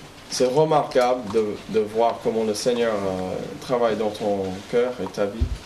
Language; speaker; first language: French; non-native, fluent; English